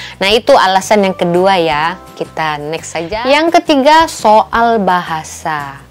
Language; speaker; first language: Indonesian; native; Indonesian